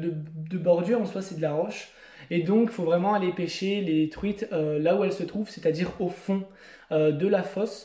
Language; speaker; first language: French; native; French